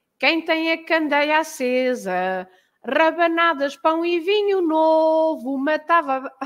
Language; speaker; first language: Portuguese; native; Portuguese